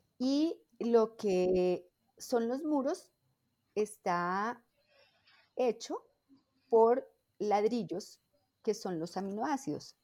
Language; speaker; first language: Spanish; native; Spanish